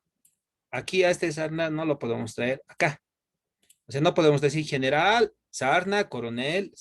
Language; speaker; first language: Spanish; native; Spanish